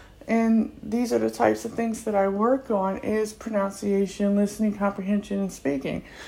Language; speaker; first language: English; native; English